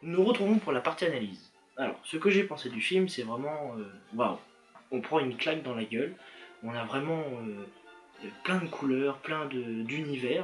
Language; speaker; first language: French; native; French